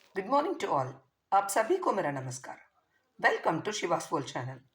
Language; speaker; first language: Hindi; non-native, local second language; Tamil